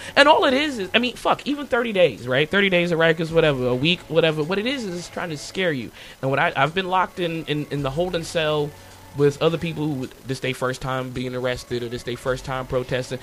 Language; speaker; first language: English; native; English